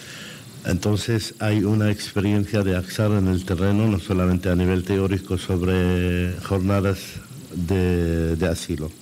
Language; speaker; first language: Spanish; non-native, fluent; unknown